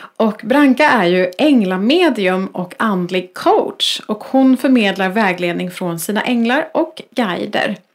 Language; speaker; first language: Swedish; native; Swedish